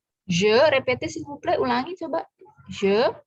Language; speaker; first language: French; non-native, fluent; Indonesian